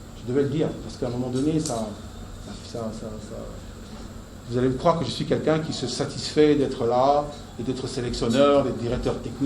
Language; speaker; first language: French; native; French